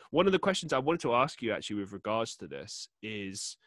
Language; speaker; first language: English; native; English